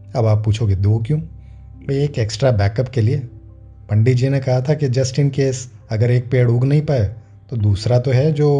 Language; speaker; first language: Hindi; non-native, local second language; Gujarati